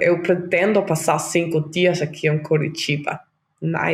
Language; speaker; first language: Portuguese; non-native, learner; Danish